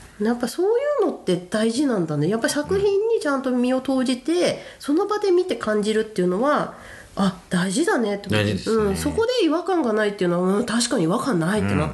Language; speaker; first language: Japanese; native; Japanese